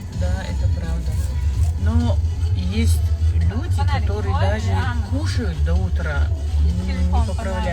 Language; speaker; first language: Russian; non-native, local second language; Chechen